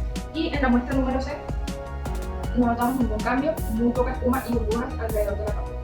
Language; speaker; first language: Spanish; native; Spanish